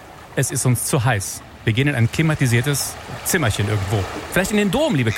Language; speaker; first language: German; native; German